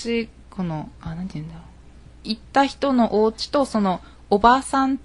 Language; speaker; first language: Japanese; native; Japanese